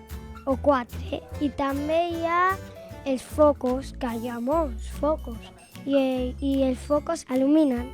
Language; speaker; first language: Catalan; non-native, local second language; Spanish